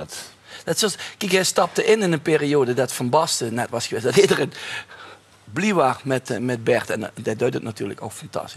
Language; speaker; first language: Dutch; native; Dutch